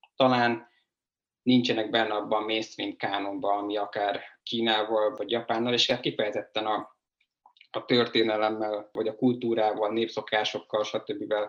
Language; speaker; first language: Hungarian; native; Hungarian